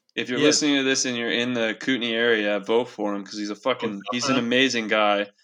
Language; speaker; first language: English; native; English